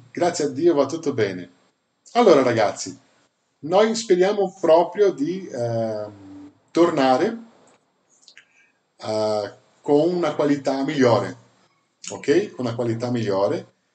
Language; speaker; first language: Italian; non-native, fluent; Portuguese